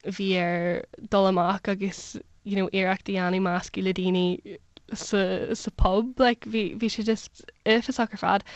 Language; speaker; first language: Irish; non-native, local second language; English